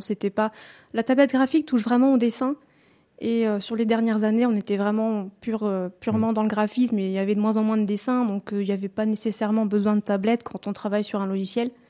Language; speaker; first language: French; native; French